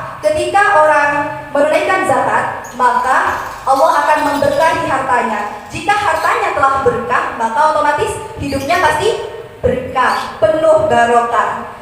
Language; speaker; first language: Indonesian; non-native, local second language; Madurese